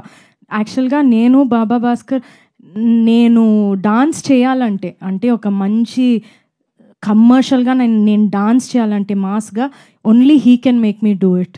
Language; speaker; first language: Telugu; non-native, fluent; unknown